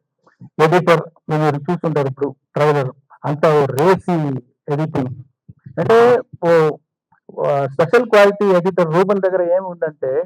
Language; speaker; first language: Telugu; non-native, fluent; Tamil